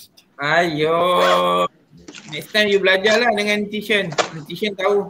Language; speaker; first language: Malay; non-native, local second language; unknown